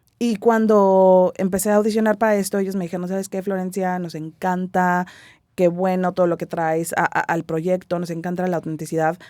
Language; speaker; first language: Spanish; native; Spanish